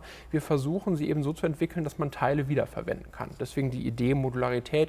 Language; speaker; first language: German; native; German